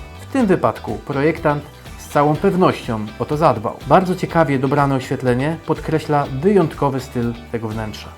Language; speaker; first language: Polish; native; Polish